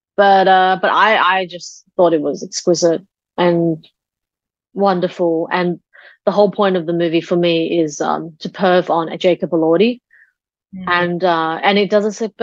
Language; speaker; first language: English; early bilingual, other home language; Chinese